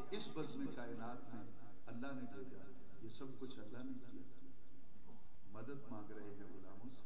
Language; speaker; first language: Urdu; non-native, local second language; Punjabi